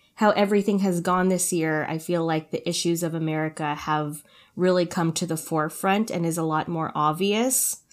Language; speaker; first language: English; early bilingual, other home language; Filipino